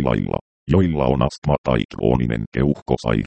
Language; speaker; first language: Finnish; native; Finnish